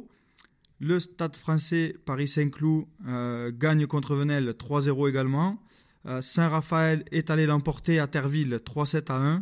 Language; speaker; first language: French; native; French